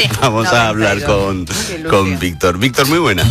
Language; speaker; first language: Spanish; native; Spanish